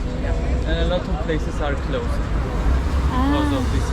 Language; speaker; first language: English; non-native, learner; Armenian